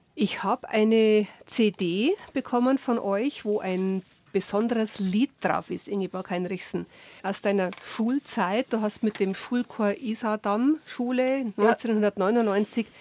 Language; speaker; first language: German; native; German